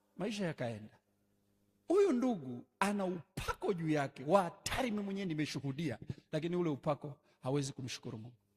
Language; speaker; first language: Swahili; native; Swahili